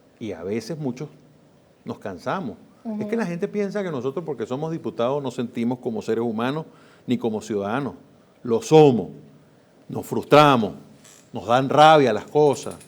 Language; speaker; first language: Spanish; native; Spanish